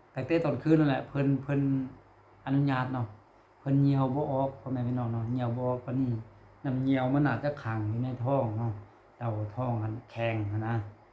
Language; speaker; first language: Lao; non-native, local second language; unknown